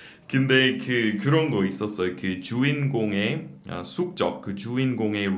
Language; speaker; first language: Korean; non-native, fluent; English